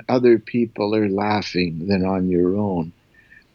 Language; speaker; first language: English; native; English